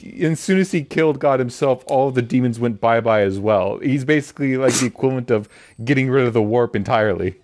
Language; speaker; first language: English; native; English